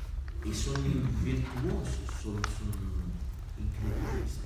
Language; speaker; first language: Spanish; non-native, learner; French